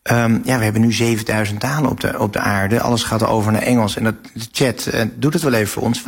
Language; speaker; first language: Dutch; native; Dutch